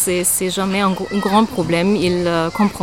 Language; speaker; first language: French; non-native, learner; German